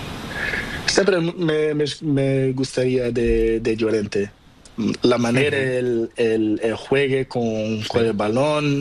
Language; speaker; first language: Spanish; non-native, learner; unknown